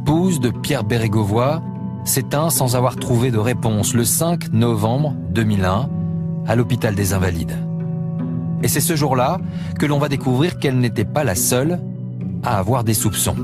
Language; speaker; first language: French; native; French